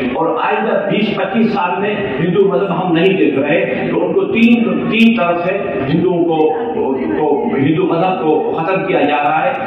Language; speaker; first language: Urdu; non-native, local second language; Sindhi